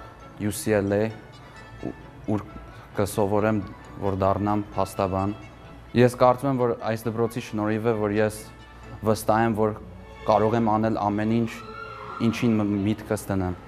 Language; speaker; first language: Armenian; early bilingual, heritage; Armenian